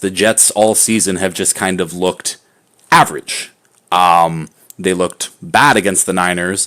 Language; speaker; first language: English; native; English